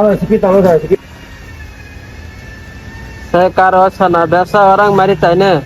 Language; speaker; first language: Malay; non-native, learner; Bangla